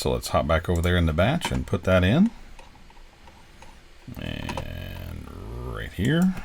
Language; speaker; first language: English; native; English